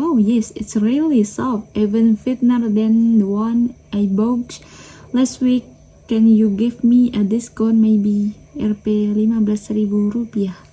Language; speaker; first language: English; non-native, learner; Indonesian